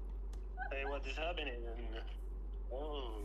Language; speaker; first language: English; non-native, learner; Spanish